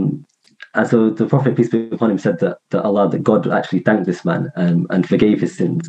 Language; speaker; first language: English; native; English